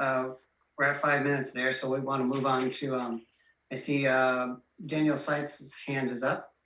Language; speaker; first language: English; native; English